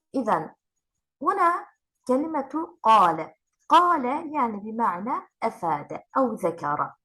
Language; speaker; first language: Arabic; non-native, fluent; Turkish